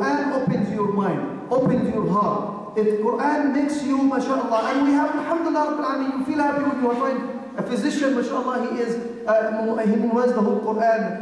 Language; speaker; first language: English; non-native, fluent; Arabic